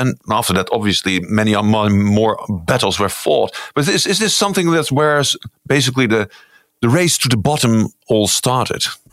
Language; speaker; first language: English; non-native, fluent; Dutch